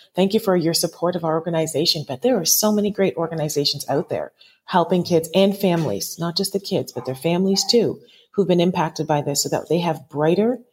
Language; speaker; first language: English; native; English